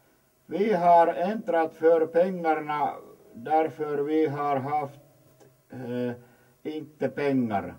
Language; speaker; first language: Swedish; non-native, learner; Finnish